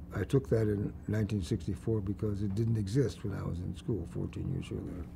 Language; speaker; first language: English; native; English